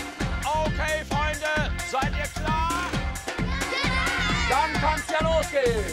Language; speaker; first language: German; native; German